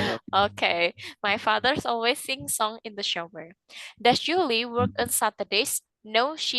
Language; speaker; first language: English; non-native, fluent; Indonesian